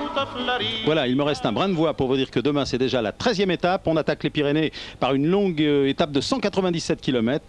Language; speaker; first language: French; native; French